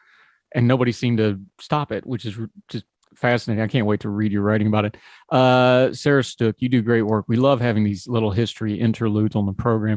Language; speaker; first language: English; native; English